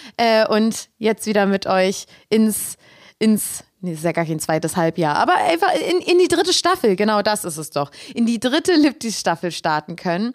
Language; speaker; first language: German; native; German